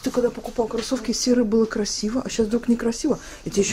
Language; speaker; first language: Russian; native; Russian